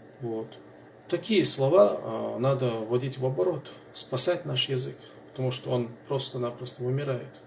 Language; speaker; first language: Russian; non-native, local second language; Chechen